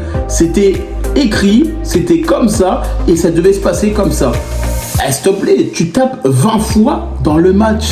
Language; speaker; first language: French; native; French